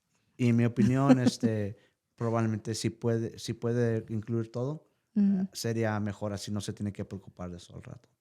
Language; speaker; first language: Spanish; early bilingual, heritage; Spanish